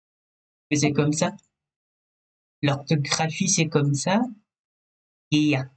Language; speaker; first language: French; non-native, fluent; Thai